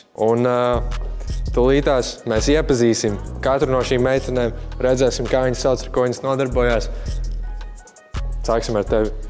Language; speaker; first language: Latvian; native; Latvian